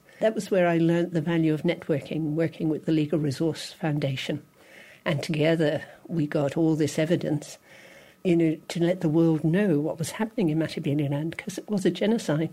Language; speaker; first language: English; native; English